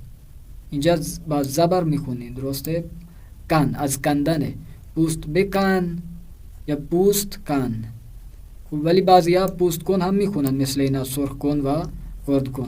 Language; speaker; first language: Persian; non-native, fluent; Urdu